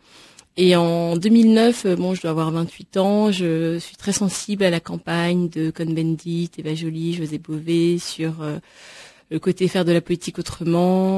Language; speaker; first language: French; native; French